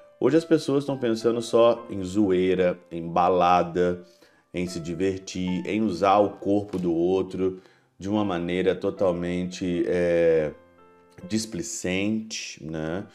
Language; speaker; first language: Portuguese; native; Portuguese